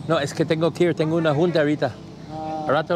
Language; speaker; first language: Spanish; non-native, learner; English